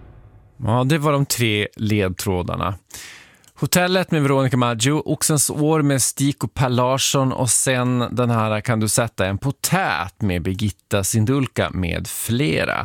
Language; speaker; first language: Swedish; native; Swedish